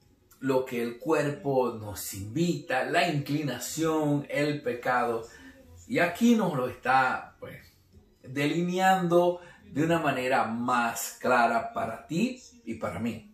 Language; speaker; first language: Spanish; native; Spanish